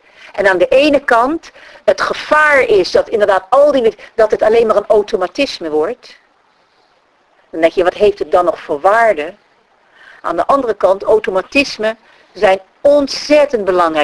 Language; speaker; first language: Dutch; native; Dutch